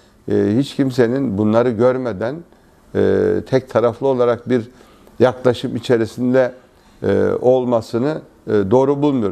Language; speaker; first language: Turkish; native; Turkish